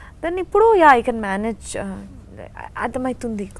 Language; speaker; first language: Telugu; non-native, learner; Bangla